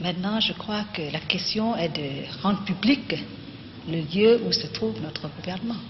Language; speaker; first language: French; non-native, local second language; Vietnamese